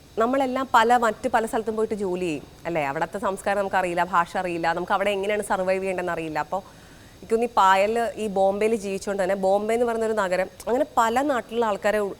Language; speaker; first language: Malayalam; native; Malayalam